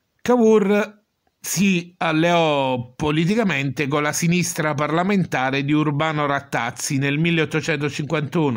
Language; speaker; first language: Italian; native; Italian